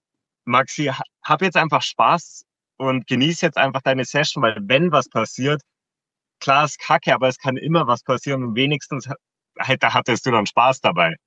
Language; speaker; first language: German; native; German